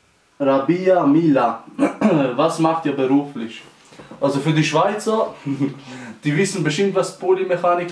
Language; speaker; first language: German; early bilingual, other home language; Albanian